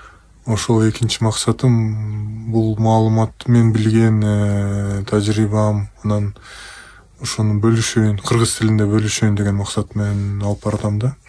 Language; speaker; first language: Kyrgyz; non-native, local second language; Russian